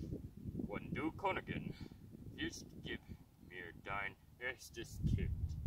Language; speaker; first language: German; non-native, learner; English